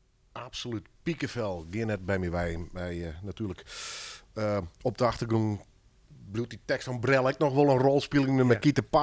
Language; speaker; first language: Dutch; non-native, local second language; Western Frisian